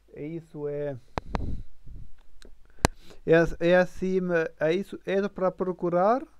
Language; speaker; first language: Portuguese; non-native, learner; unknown